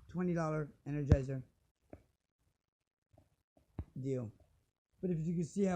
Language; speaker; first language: English; native; English